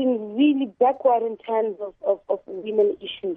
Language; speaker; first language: English; non-native, local second language; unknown